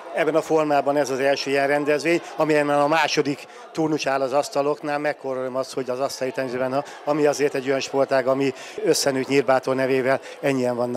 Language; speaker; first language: Hungarian; native; Hungarian